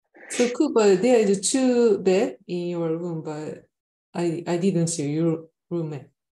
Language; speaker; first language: English; non-native, fluent; Japanese